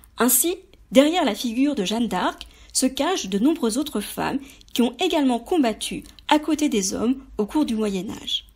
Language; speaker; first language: French; native; French